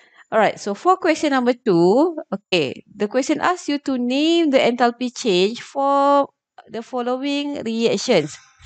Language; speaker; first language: English; non-native, local second language; Malay